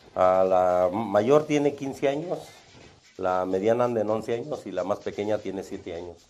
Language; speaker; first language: Spanish; native; Spanish